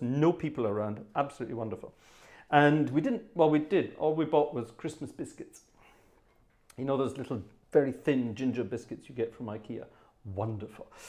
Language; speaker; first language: English; native; English